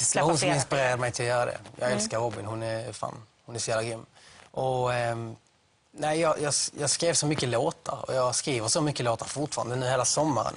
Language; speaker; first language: Swedish; native; Swedish